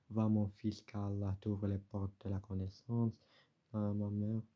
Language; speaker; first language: French; non-native, local second language; Arabic